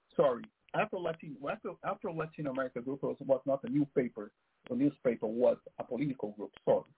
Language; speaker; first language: English; non-native, fluent; Portuguese